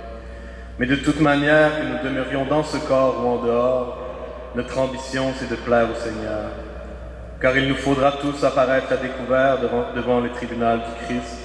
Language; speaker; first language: French; native; French